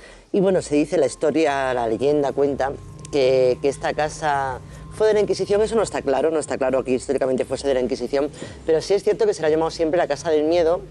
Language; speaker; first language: Spanish; native; Spanish